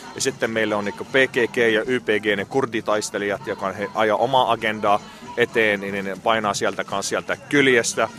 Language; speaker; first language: Finnish; non-native, fluent; Arabic